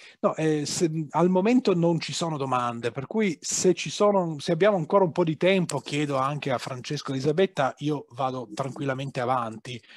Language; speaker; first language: Italian; native; Italian